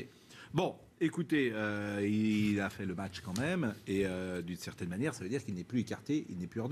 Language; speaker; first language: French; native; French